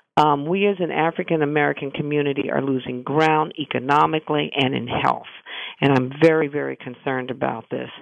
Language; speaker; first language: English; native; English